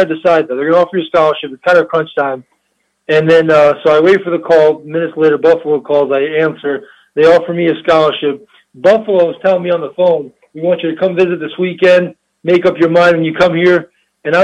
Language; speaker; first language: English; early bilingual, other home language; Albanian